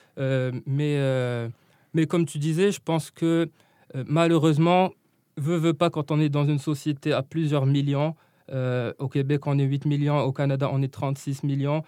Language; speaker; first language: French; non-native, local second language; Arabic